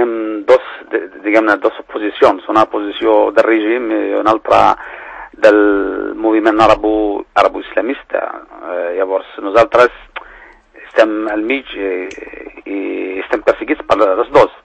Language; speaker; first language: Catalan; non-native, fluent; Berber languages